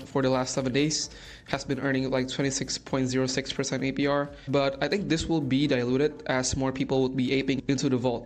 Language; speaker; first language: English; non-native, fluent; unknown